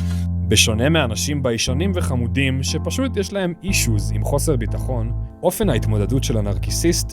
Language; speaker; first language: Hebrew; native; Hebrew